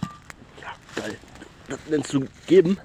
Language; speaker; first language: German; native; German